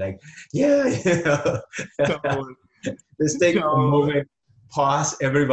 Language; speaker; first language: English; non-native, fluent; Spanish